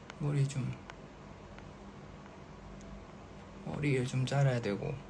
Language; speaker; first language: Korean; non-native, fluent; Thai